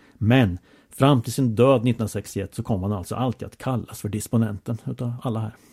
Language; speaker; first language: Swedish; native; Swedish